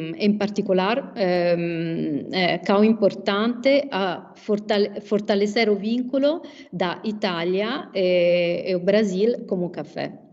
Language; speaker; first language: Portuguese; non-native, fluent; Italian